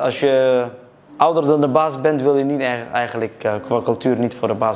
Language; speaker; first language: Dutch; early bilingual, other home language; Somali